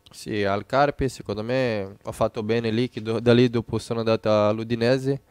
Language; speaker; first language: Italian; non-native, fluent; Portuguese